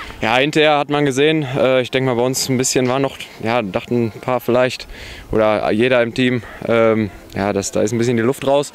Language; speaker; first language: German; native; German